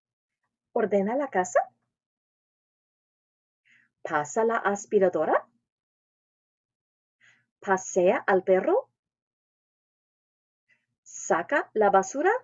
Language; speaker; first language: Spanish; non-native, fluent; English